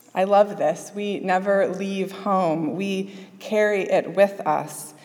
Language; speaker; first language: English; native; English